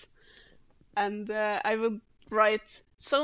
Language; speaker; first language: English; non-native, fluent; Norwegian